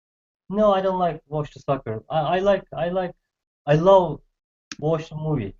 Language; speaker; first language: English; non-native, learner; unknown